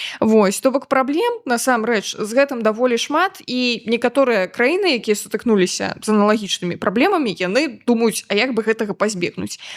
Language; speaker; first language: Belarusian; native; Belarusian